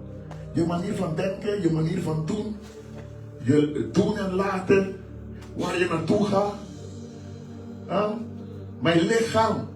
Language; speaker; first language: Dutch; non-native, fluent; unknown